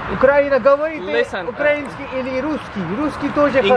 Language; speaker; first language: Russian; non-native, learner; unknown